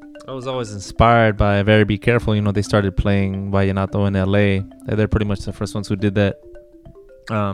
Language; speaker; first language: English; native; English